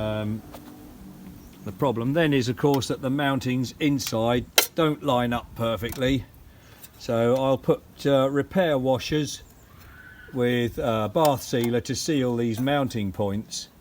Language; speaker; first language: English; native; English